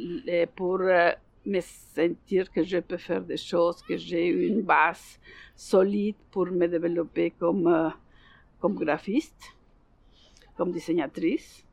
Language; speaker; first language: French; non-native, learner; Spanish